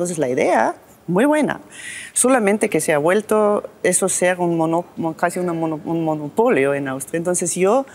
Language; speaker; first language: Spanish; non-native, fluent; German